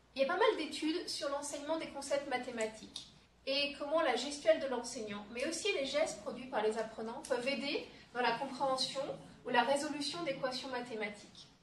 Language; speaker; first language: French; native; French